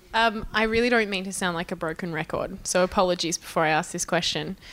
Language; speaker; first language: English; native; English